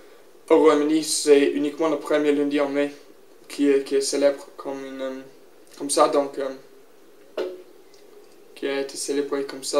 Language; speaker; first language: French; non-native, learner; English